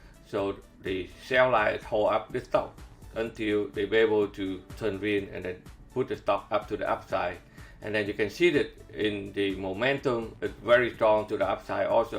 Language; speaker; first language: English; non-native, fluent; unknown